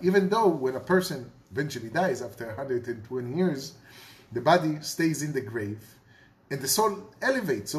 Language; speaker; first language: English; non-native, fluent; Hebrew